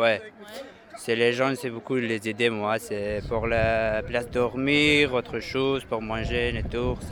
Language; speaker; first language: French; non-native, learner; Persian